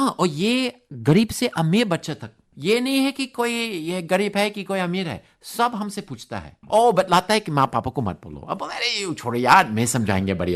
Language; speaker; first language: Hindi; non-native, fluent; English